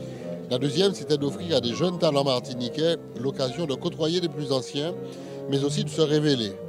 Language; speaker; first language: French; native; French